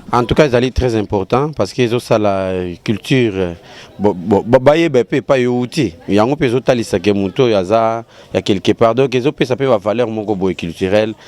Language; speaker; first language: Lingala; non-native, local second language; Kongo